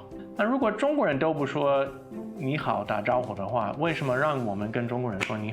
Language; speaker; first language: Chinese; non-native, fluent; English